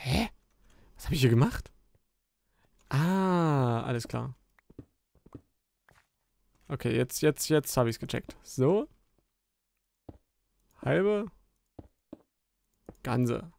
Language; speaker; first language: German; native; German